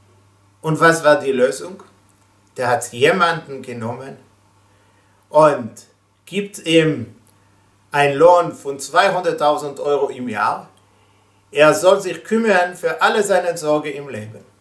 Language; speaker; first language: German; non-native, fluent; Hebrew